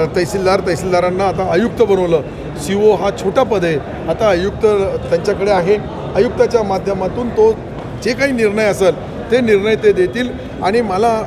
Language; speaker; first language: Marathi; non-native, local second language; Urdu